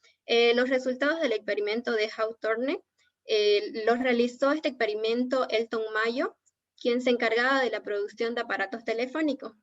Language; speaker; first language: Spanish; native; Spanish